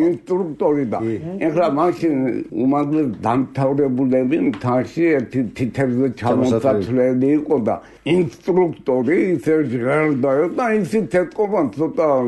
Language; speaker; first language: Georgian; native; Georgian